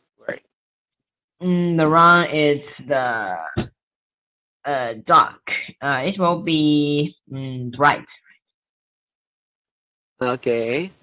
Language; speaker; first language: English; non-native, learner; Chinese